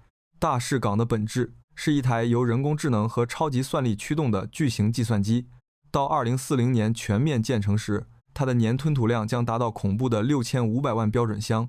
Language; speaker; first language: Chinese; native; Chinese